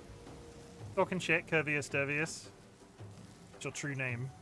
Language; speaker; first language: English; native; English